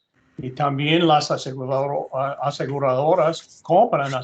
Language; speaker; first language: Spanish; non-native, fluent; English